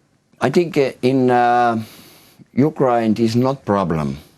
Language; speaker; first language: English; non-native, learner; Estonian